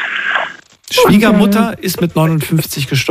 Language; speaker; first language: German; native; German